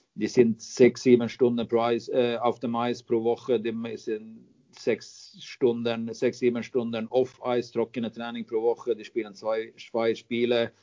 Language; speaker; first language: German; non-native, fluent; Swedish